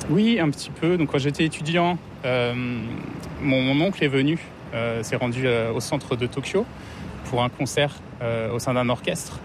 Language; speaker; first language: French; native; French